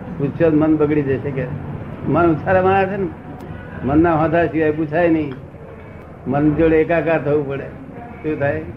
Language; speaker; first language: Gujarati; native; Gujarati